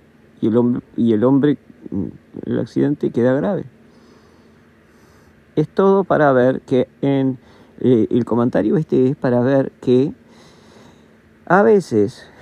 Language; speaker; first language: Spanish; native; Spanish